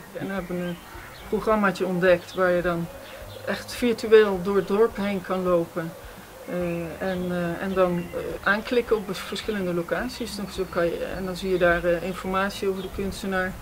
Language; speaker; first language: Dutch; native; Dutch